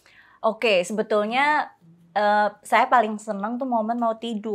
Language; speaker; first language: Indonesian; native; Indonesian